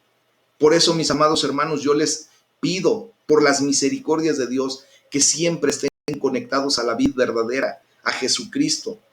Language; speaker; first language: Spanish; native; Spanish